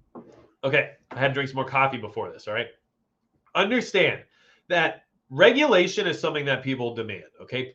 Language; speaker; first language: English; native; English